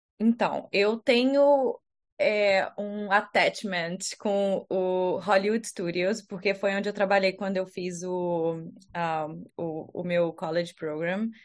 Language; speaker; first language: Portuguese; native; Portuguese